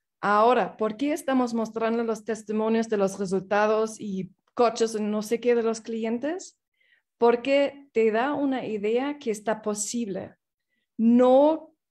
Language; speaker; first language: Spanish; non-native, fluent; English